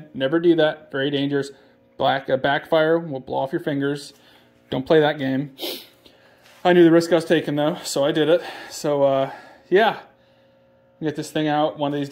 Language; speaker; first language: English; native; English